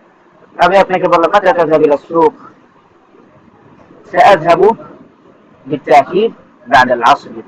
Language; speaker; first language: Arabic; non-native, fluent; Bangla